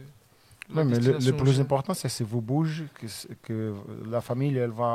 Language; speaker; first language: French; non-native, learner; Portuguese